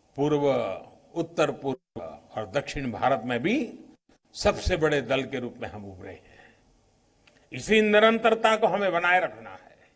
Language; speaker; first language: Hindi; non-native, local second language; Gujarati